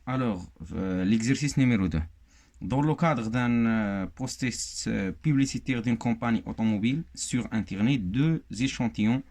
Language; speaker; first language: French; non-native, local second language; Arabic